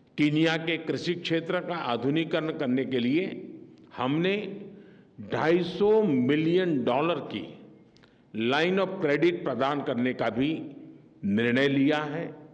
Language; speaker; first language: Hindi; non-native, local second language; Gujarati